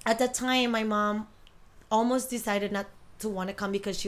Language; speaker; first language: English; non-native, local second language; Iloko